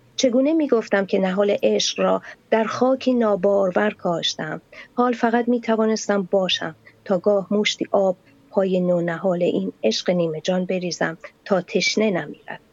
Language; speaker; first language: Persian; native; Persian